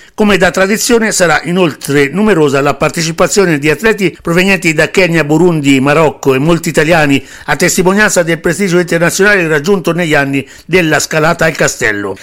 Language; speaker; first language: Italian; native; Italian